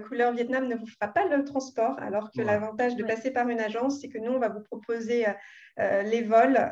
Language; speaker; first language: French; native; French